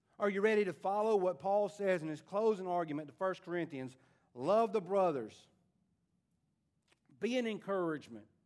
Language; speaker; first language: English; native; English